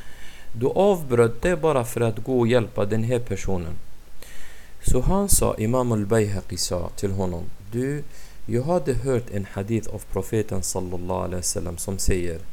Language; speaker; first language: Swedish; non-native, fluent; Arabic